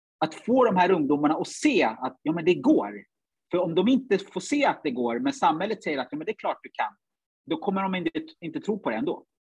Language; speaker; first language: Swedish; early bilingual, other home language; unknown